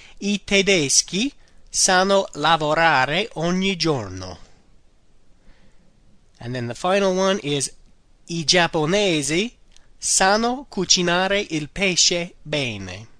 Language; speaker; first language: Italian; non-native, fluent; English